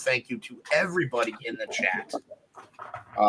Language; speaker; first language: English; native; English